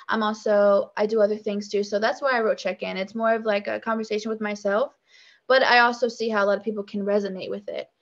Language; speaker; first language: English; native; English